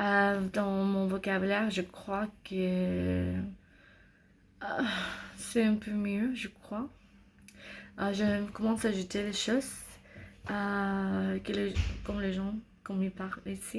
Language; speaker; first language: French; non-native, learner; English